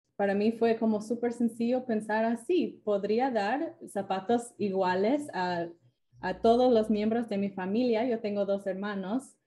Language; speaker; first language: Spanish; non-native, fluent; English